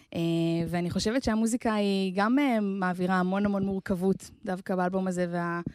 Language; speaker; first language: Hebrew; native; Hebrew